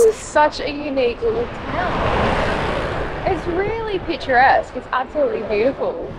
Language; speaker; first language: English; native; English